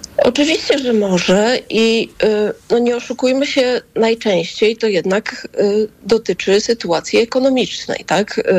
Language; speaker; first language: Polish; native; Polish